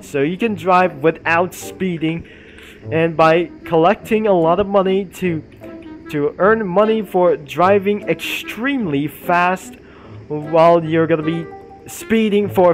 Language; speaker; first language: English; non-native, learner; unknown